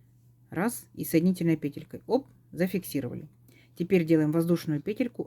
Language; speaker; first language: Russian; native; Russian